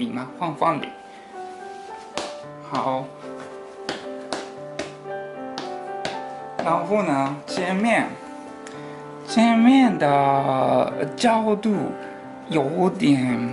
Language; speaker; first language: Chinese; non-native, fluent; Japanese